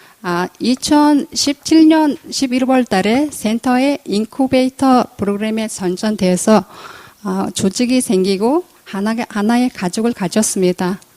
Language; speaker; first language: Korean; non-native, fluent; Mongolian